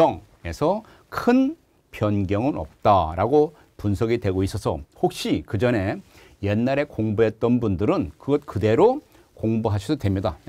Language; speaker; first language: Korean; native; Korean